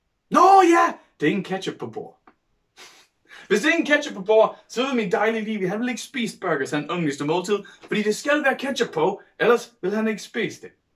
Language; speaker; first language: Danish; non-native, fluent; English